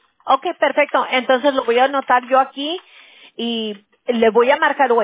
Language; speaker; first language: Spanish; early bilingual, heritage; Spanish